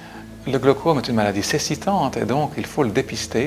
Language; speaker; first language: French; native; French